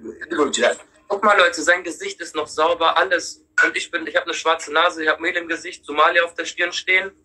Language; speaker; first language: German; native; German